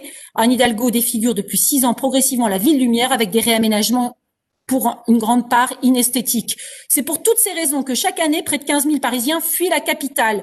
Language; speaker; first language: French; native; French